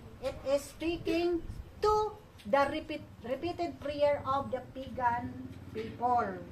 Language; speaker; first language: English; non-native, local second language; Filipino